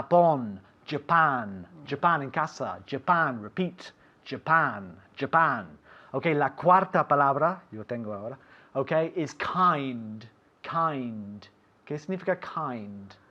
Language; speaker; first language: Spanish; non-native, fluent; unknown